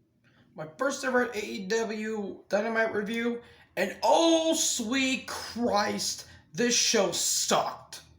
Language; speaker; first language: English; native; English